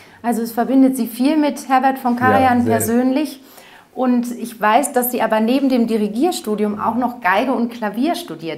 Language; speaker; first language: German; native; German